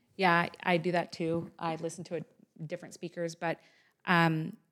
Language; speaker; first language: English; native; English